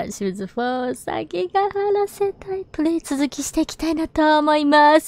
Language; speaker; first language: Japanese; native; Japanese